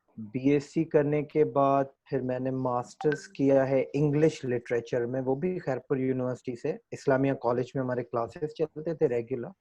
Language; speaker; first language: Urdu; non-native, local second language; Sindhi